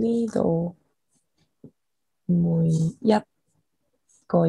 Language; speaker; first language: Cantonese; non-native, learner; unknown